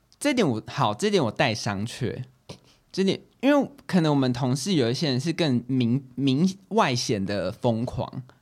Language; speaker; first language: Chinese; native; Chinese